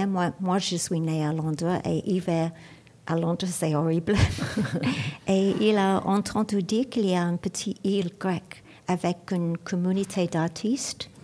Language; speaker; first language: French; non-native, learner; English